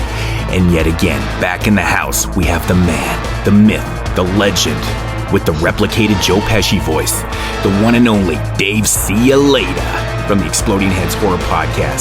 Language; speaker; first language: English; native; English